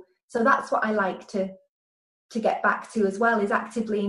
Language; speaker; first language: English; native; English